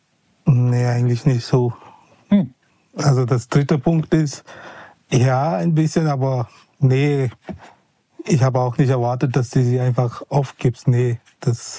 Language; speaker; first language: German; non-native, fluent; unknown